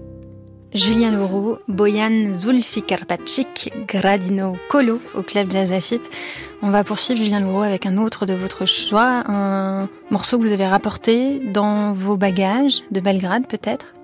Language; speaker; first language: French; native; French